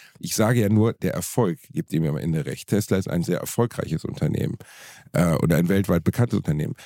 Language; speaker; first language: German; native; German